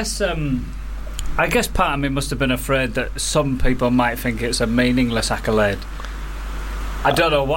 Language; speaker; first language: English; native; English